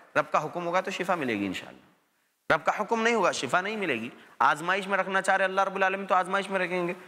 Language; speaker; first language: Urdu; native; Urdu